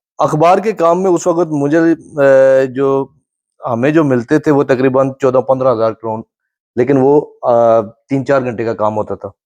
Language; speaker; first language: Urdu; non-native, local second language; Pahari-Potwari